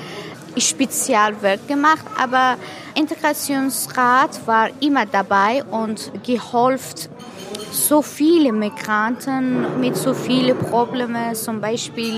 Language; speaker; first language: German; non-native, learner; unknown